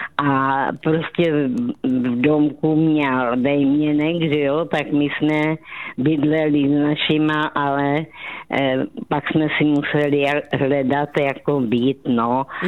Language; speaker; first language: Czech; native; Czech